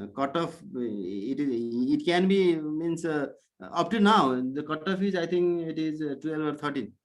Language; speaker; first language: English; non-native, local second language; Nepali